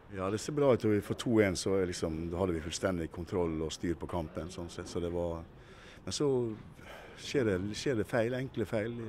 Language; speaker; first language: Norwegian; native; Norwegian